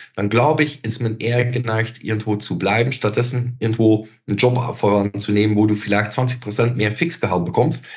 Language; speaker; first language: German; non-native, fluent; Dutch